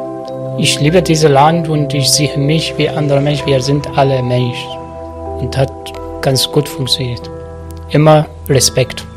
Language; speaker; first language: German; non-native, learner; Arabic